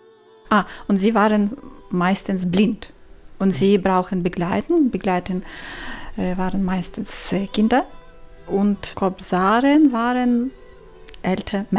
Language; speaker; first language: German; non-native, learner; Ukrainian